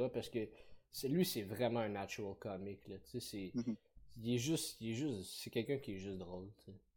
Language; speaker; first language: French; native; French